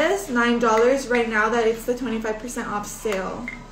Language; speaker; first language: English; native; English